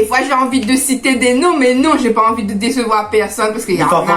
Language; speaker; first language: French; native; French